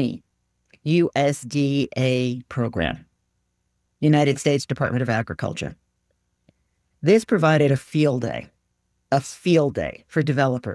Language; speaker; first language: English; native; English